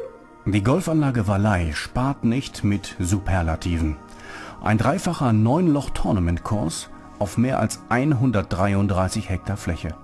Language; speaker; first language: German; native; German